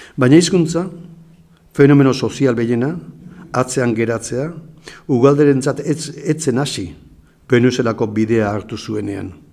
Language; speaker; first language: Basque; native; Basque